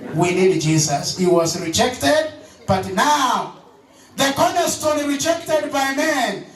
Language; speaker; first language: English; non-native, local second language; Swahili